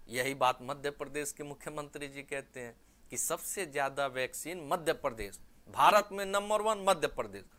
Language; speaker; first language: Hindi; native; Hindi